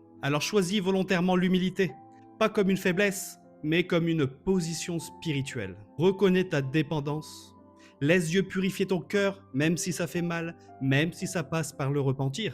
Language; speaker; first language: French; native; French